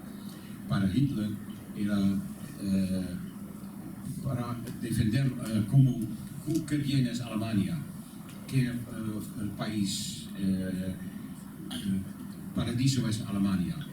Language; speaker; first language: Spanish; non-native, learner; Dutch